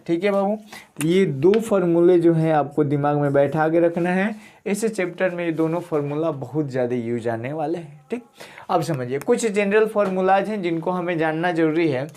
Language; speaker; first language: Hindi; native; Hindi